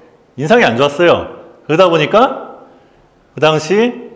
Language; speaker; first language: Korean; native; Korean